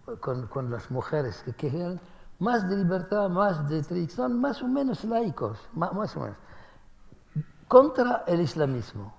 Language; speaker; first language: Spanish; non-native, fluent; Arabic